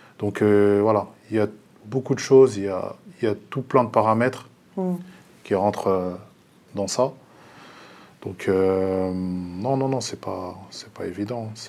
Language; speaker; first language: French; early bilingual, other home language; Lingala